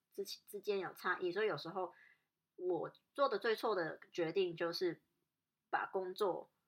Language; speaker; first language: Chinese; non-native, local second language; Cantonese